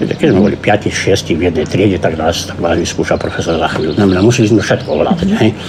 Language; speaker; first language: Slovak; early bilingual, heritage; Slovak